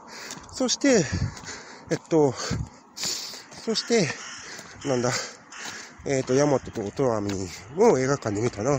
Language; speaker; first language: Japanese; native; Japanese